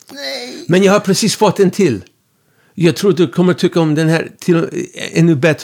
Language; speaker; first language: Swedish; non-native, fluent; English